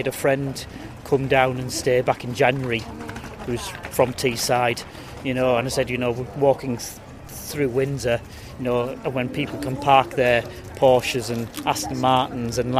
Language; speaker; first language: English; native; English